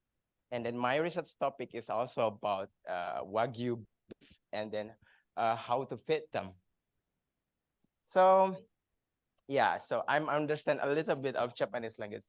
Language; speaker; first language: English; non-native, learner; Indonesian